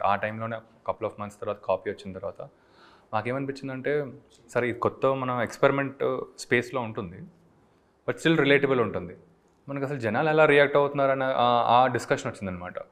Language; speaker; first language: Telugu; native; Telugu